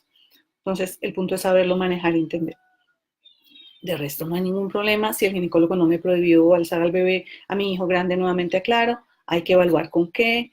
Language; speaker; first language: Spanish; native; Spanish